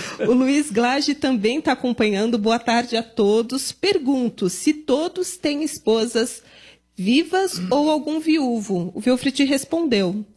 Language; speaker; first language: Portuguese; native; Portuguese